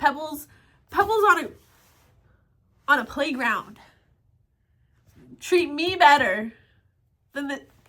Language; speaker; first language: English; native; English